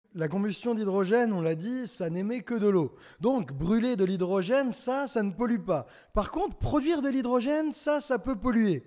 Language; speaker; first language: French; native; French